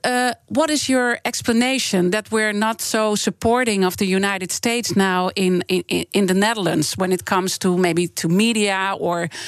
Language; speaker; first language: English; non-native, fluent; Dutch